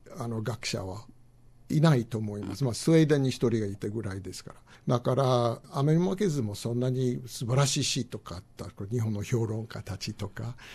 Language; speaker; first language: Japanese; non-native, fluent; English